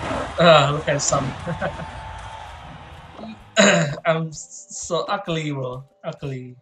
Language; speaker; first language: English; non-native, learner; Vietnamese